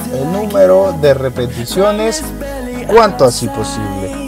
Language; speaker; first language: Spanish; native; Spanish